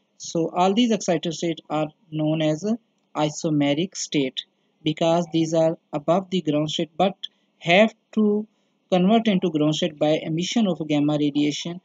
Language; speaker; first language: English; non-native, local second language; Urdu